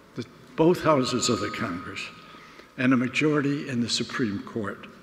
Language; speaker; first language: English; native; English